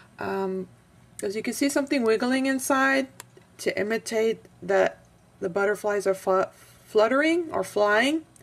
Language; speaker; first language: English; non-native, fluent; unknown